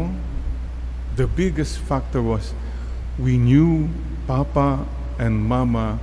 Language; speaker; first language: English; non-native, local second language; Iloko